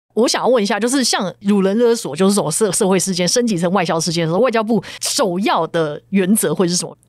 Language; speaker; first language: Chinese; native; Chinese